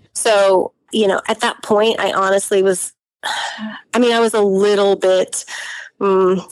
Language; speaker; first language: English; native; English